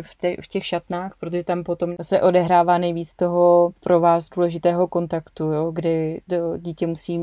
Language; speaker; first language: Czech; native; Czech